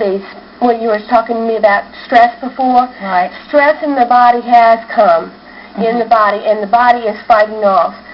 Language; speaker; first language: English; native; English